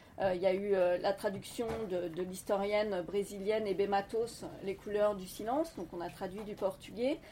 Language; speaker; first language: French; native; French